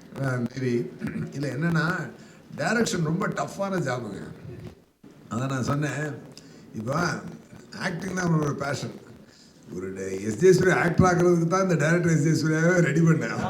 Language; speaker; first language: Tamil; native; Tamil